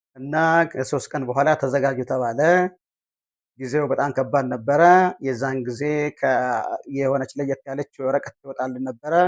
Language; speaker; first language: Amharic; non-native, local second language; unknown